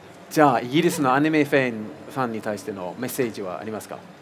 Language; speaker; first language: Japanese; non-native, fluent; English